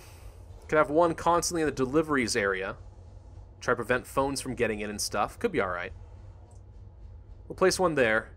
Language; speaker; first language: English; native; English